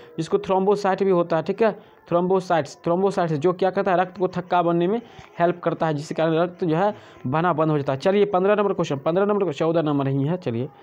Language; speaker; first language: Hindi; native; Hindi